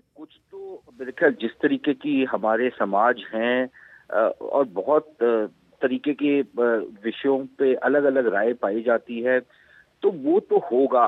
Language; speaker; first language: Hindi; native; Hindi